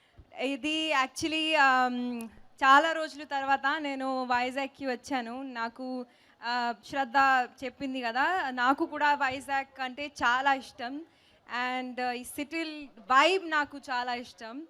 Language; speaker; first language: Telugu; non-native, fluent; Hindi